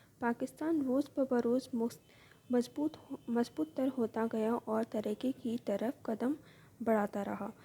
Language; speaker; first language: Urdu; native; Urdu